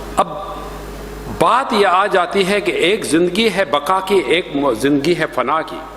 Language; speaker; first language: Urdu; non-native, local second language; Sindhi